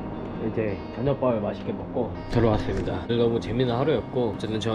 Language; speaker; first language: Korean; native; Korean